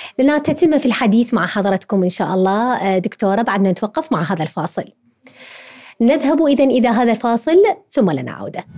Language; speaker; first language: Arabic; native; Arabic